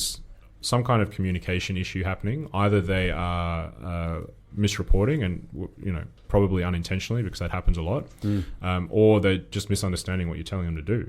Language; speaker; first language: English; native; English